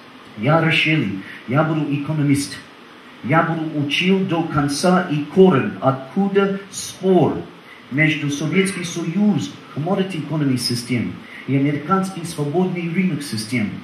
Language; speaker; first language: Russian; non-native, learner; English